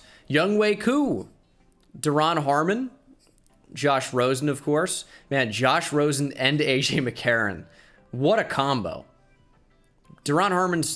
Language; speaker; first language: English; native; English